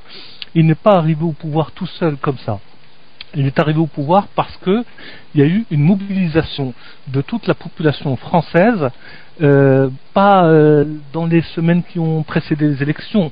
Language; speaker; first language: French; native; French